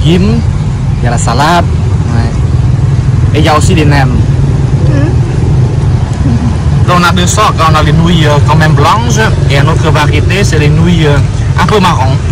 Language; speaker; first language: French; non-native, fluent; Khmer